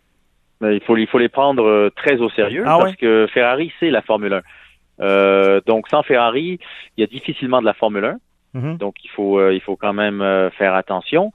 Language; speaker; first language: French; native; French